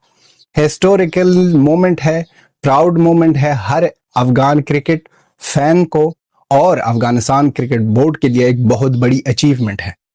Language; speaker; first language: Hindi; non-native, fluent; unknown